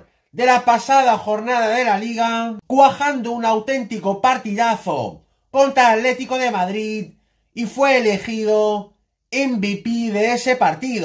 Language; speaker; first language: Spanish; native; Spanish